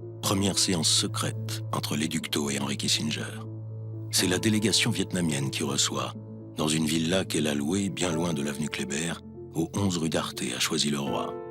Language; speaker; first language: French; native; French